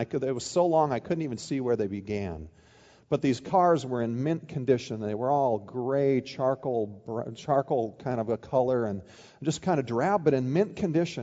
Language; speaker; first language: English; native; English